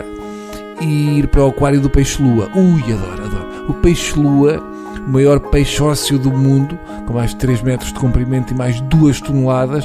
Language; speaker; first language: Portuguese; native; Portuguese